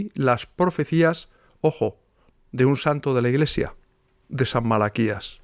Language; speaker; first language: Spanish; native; Spanish